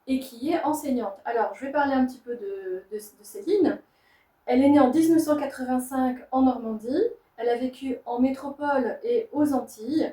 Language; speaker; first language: French; native; French